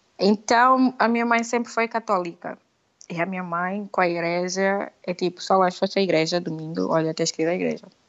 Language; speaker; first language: Portuguese; native; Portuguese